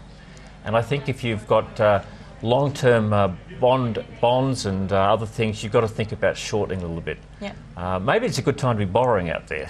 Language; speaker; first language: English; native; English